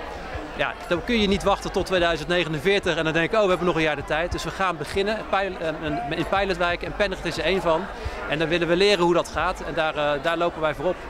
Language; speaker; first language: Dutch; native; Dutch